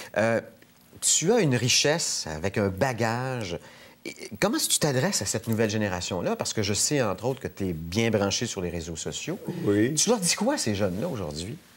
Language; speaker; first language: French; native; French